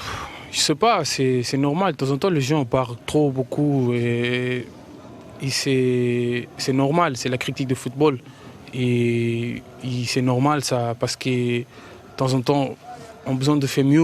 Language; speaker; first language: French; non-native, fluent; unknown